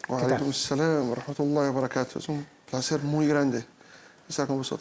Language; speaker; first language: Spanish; non-native, fluent; Portuguese